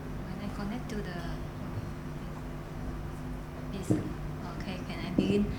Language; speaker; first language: English; non-native, learner; Vietnamese